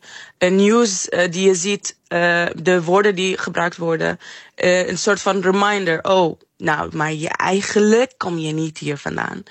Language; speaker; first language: Dutch; non-native, fluent; Arabic